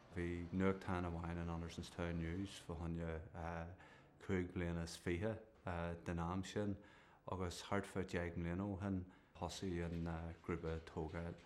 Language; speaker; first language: Irish; non-native, local second language; English